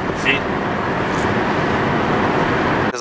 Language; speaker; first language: Italian; non-native, learner; Portuguese